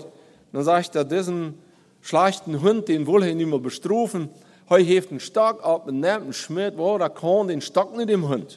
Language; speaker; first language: German; non-native, learner; Plautdietsch